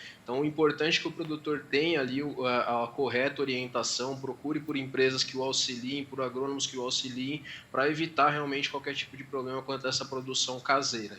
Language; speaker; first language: Portuguese; native; Portuguese